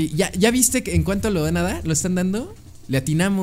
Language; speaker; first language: Spanish; native; Spanish